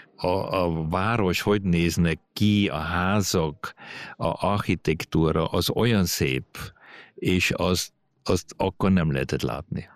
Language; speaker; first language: Hungarian; early bilingual, heritage; Hungarian